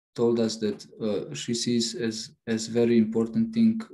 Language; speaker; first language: English; non-native, fluent; Slovenian